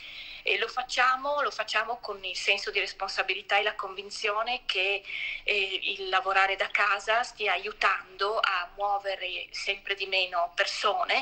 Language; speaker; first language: Italian; native; Italian